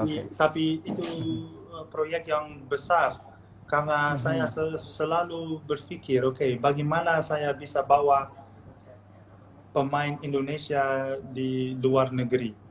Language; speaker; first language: Indonesian; non-native, fluent; Dutch